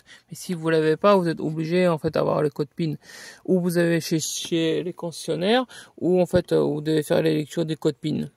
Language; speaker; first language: French; native; French